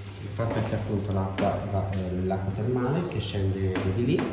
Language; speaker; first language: Italian; native; Italian